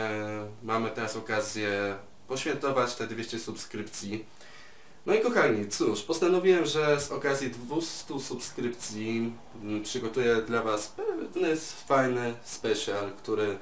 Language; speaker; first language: Polish; native; Polish